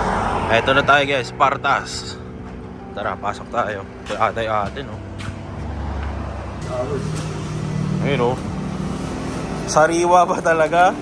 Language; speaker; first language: Filipino; native; Filipino